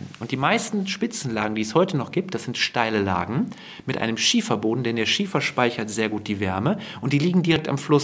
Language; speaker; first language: German; native; German